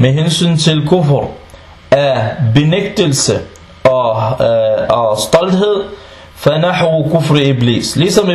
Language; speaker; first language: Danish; non-native, fluent; Arabic